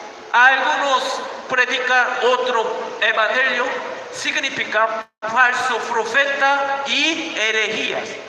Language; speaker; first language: Spanish; non-native, learner; Korean